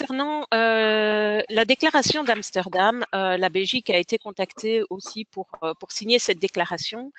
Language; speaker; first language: French; native; French